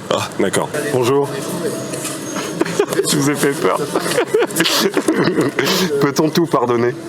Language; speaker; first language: French; native; French